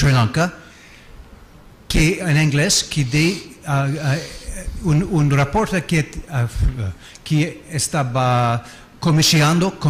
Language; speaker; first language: Spanish; non-native, learner; English